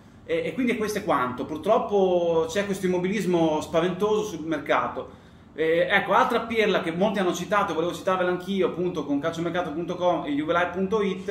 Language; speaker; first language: Italian; native; Italian